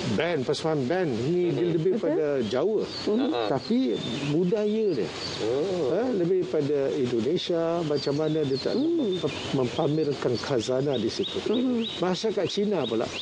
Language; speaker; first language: Malay; non-native, local second language; Chinese